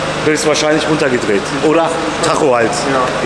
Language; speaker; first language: German; native; German